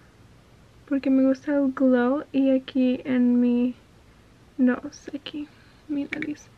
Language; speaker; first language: Spanish; early bilingual, heritage; Spanish